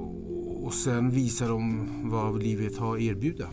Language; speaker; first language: Swedish; non-native, fluent; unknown